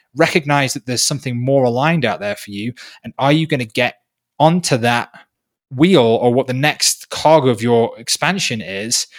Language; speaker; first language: English; native; English